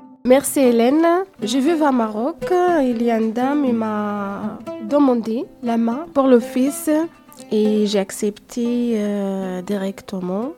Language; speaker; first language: French; non-native, learner; Arabic